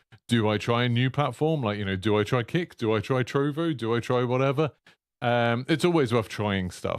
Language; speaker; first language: English; native; English